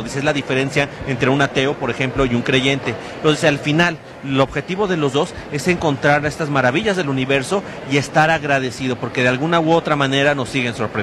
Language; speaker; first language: Spanish; native; Spanish